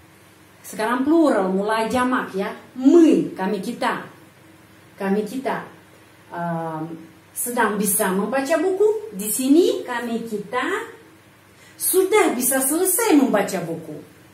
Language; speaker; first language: Indonesian; non-native, fluent; Russian